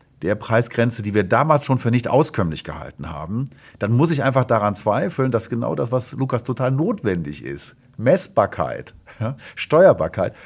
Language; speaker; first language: German; native; German